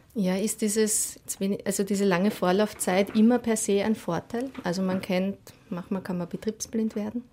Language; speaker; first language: German; native; German